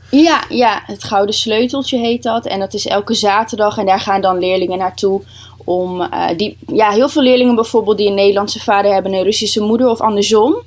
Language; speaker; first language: Dutch; early bilingual, other home language; Russian